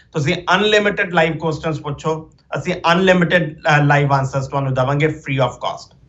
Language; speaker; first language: Punjabi; early bilingual, heritage; Punjabi